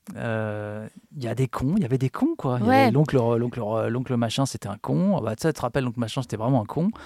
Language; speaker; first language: French; native; French